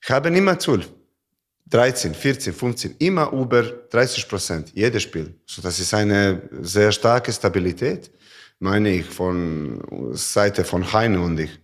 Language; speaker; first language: German; non-native, learner; Serbian